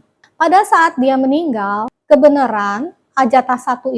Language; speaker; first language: Indonesian; native; Indonesian